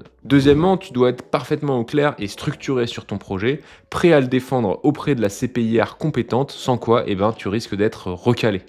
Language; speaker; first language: French; native; French